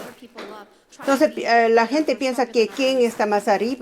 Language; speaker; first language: Spanish; non-native, fluent; Korean